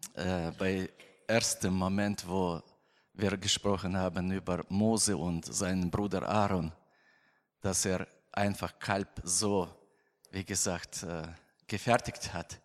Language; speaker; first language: German; non-native, learner; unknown